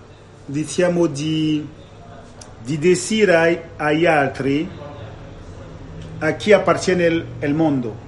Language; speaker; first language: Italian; non-native, fluent; French